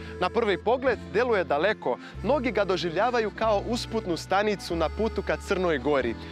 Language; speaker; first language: Serbian; non-native, fluent; Portuguese